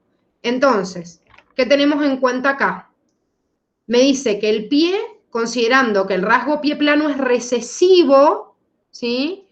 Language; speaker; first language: Spanish; native; Spanish